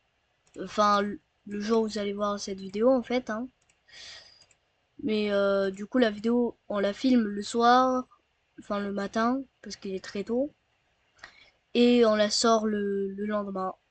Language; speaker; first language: French; native; French